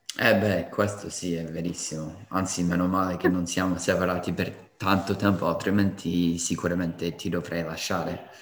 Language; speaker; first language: Italian; non-native, fluent; English